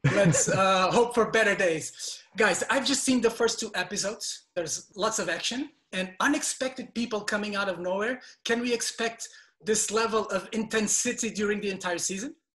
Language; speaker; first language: English; non-native, fluent; Portuguese